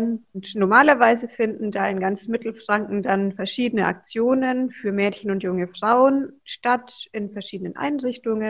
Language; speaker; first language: German; native; German